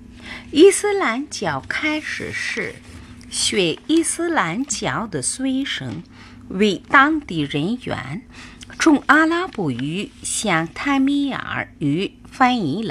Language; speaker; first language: Chinese; non-native, fluent; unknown